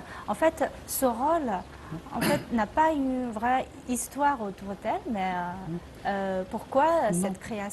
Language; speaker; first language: French; non-native, fluent; Chinese